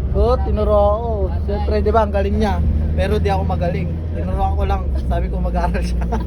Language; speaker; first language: Filipino; native; Filipino